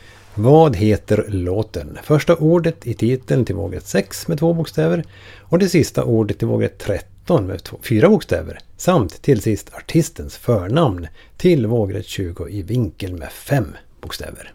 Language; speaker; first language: Swedish; native; Swedish